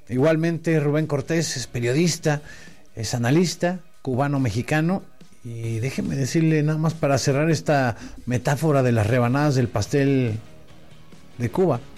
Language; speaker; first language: Spanish; native; Spanish